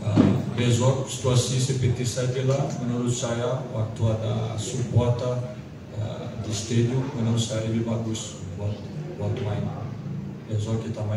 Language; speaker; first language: Indonesian; non-native, learner; Portuguese